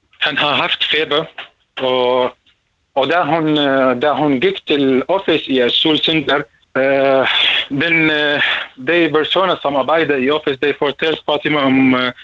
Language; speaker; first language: Danish; non-native, learner; Arabic